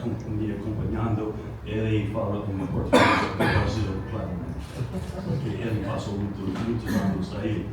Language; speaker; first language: Portuguese; non-native, fluent; English